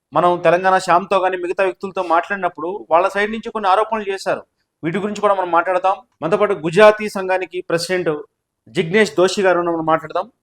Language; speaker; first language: Telugu; native; Telugu